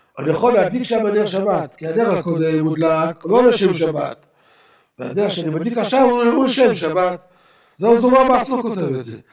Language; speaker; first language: Hebrew; native; Hebrew